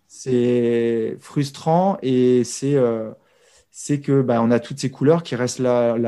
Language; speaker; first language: French; native; French